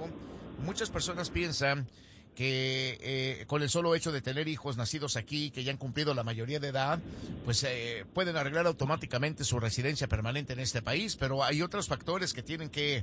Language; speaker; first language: Spanish; native; Spanish